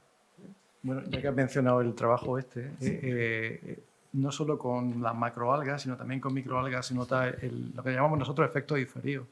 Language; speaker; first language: Spanish; native; Spanish